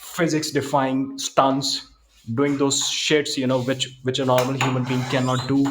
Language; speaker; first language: English; non-native, local second language; Punjabi